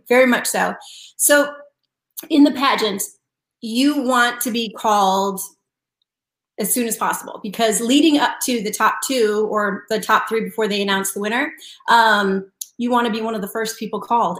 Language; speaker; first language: English; native; English